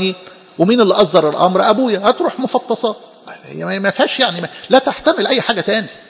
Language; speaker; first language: Arabic; native; Arabic